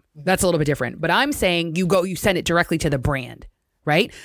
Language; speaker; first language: English; native; English